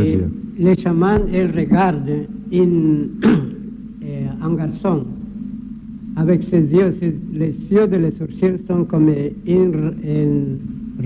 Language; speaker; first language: French; non-native, learner; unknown